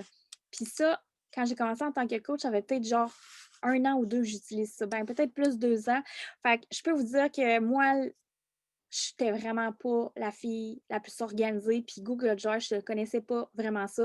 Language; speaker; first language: French; native; French